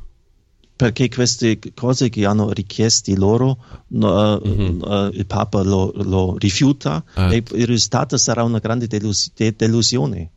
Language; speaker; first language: Italian; non-native, fluent; German